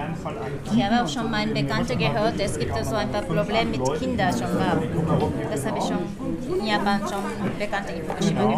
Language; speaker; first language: German; non-native, fluent; Japanese